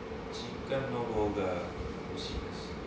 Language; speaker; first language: Japanese; non-native, learner; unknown